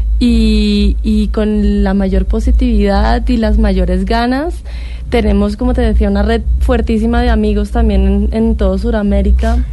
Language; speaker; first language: Spanish; non-native, local second language; Catalan